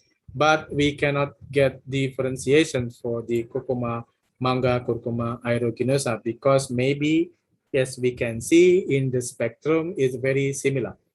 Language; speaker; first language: English; non-native, fluent; Indonesian